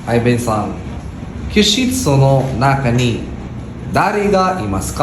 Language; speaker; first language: Japanese; non-native, learner; Filipino